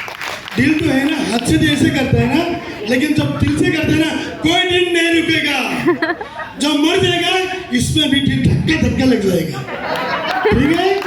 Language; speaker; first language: Hindi; non-native, local second language; Assamese